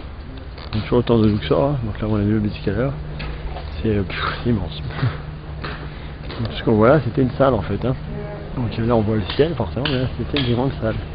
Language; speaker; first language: French; native; French